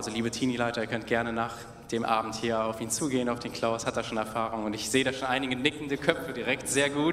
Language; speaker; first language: German; native; German